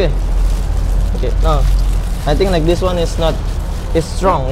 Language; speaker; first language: English; non-native, fluent; Indonesian